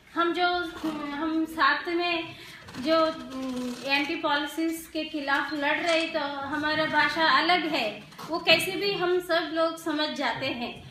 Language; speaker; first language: Hindi; non-native, local second language; Telugu